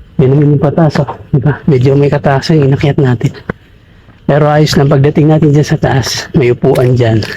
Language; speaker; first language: Filipino; native; Filipino